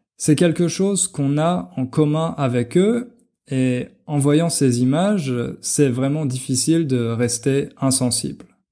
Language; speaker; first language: French; native; French